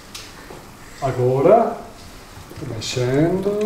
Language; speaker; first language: Portuguese; non-native, learner; Turkish